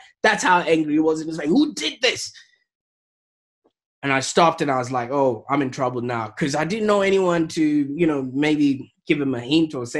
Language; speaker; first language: English; non-native, local second language; Shona